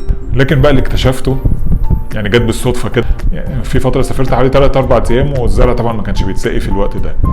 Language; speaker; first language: Arabic; native; Arabic